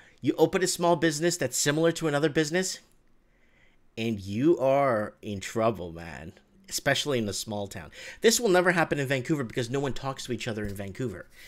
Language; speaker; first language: English; native; English